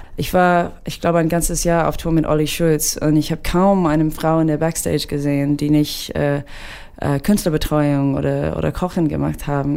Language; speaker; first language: German; non-native, fluent; English